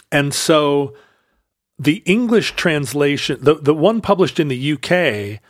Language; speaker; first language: English; native; English